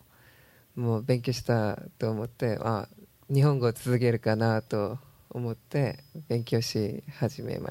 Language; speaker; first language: Japanese; non-native, learner; Korean